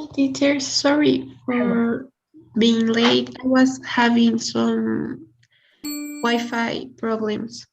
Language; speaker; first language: English; non-native, learner; Spanish